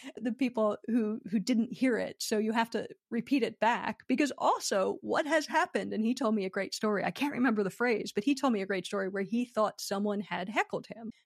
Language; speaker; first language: English; native; English